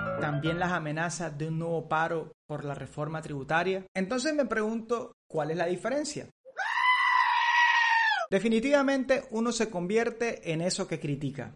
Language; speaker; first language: Spanish; native; Spanish